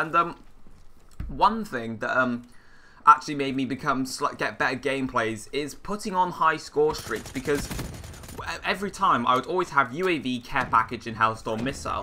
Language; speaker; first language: English; native; English